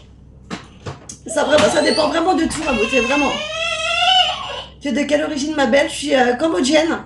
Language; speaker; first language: French; native; French